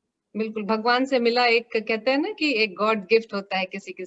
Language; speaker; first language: Hindi; native; Hindi